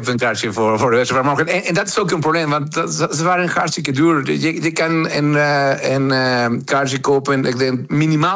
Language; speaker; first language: Dutch; non-native, fluent; Spanish